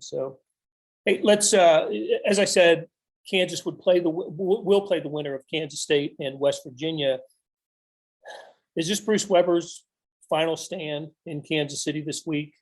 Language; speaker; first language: English; native; English